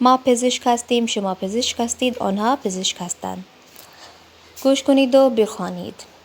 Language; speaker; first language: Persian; non-native, learner; Urdu